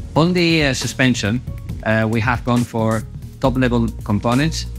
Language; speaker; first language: English; non-native, fluent; Spanish